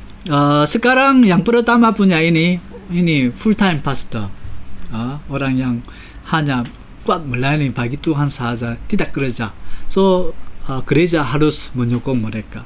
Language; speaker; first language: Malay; non-native, fluent; Korean